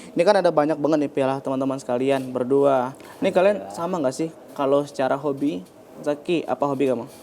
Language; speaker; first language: Indonesian; native; Indonesian